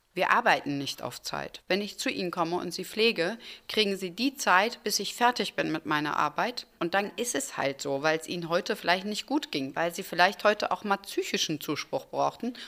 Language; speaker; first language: German; early bilingual, other home language; Turkish